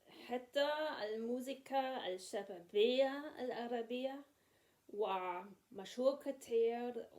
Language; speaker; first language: Arabic; non-native, learner; English